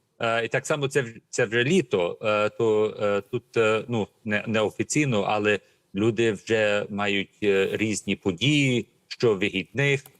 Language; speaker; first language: Ukrainian; early bilingual, heritage; Ukrainian